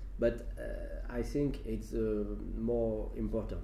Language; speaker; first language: English; non-native, learner; French